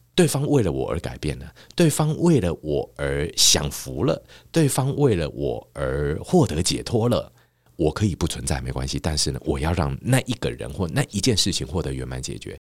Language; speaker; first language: Chinese; native; Chinese